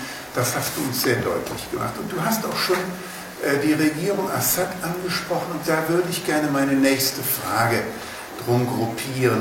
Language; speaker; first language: German; native; German